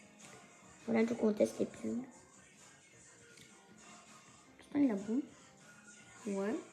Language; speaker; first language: French; native; French